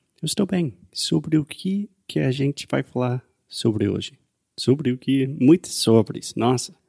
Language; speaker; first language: Portuguese; non-native, fluent; English